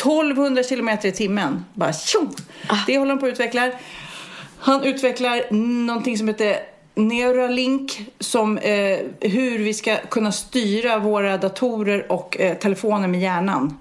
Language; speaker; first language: Swedish; native; Swedish